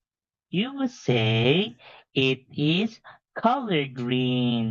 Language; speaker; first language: English; non-native, fluent; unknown